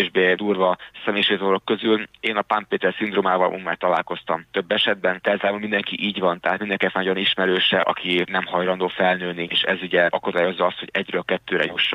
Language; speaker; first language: Hungarian; native; Hungarian